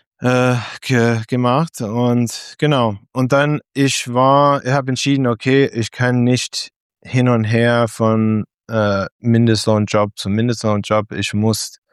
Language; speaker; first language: German; non-native, learner; English